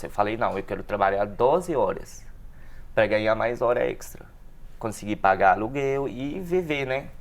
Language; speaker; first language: Portuguese; non-native, learner; Arabic